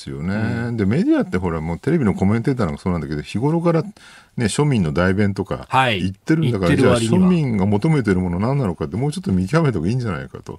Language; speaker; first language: Japanese; native; Japanese